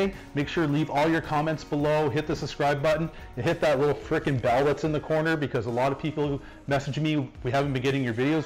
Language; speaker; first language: English; native; English